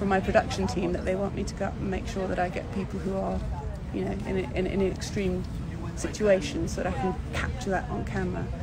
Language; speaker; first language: English; native; English